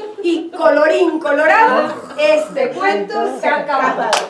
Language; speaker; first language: Spanish; non-native, fluent; English